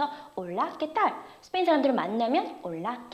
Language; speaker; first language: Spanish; non-native, fluent; Korean